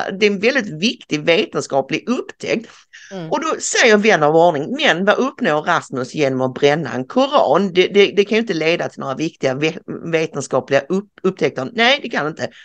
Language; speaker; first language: Swedish; native; Swedish